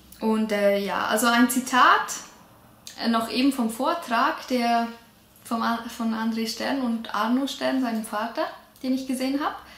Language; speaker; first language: German; native; German